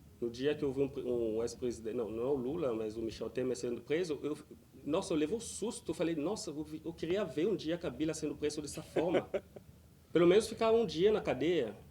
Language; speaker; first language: Portuguese; non-native, fluent; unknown